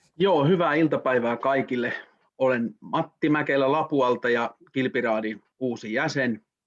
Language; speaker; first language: Finnish; native; Finnish